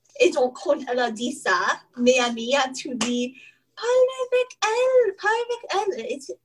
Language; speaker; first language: French; non-native, learner; English